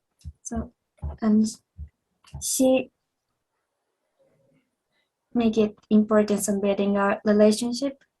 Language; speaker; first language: English; non-native, fluent; Japanese